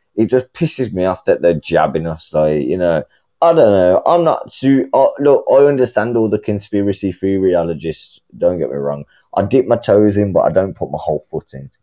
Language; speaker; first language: English; native; English